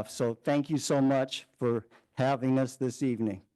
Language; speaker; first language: English; native; English